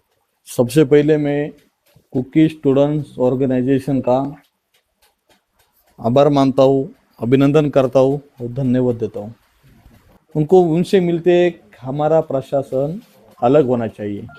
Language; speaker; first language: Hindi; non-native, local second language; Marathi